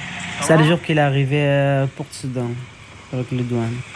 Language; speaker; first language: French; non-native, learner; Arabic